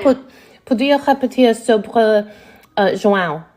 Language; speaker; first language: Portuguese; non-native, learner; English